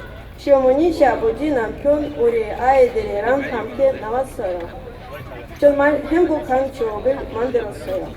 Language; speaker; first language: Korean; non-native, learner; Russian